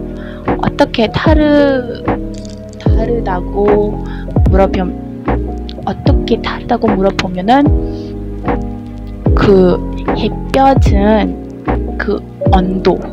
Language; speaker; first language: Korean; non-native, learner; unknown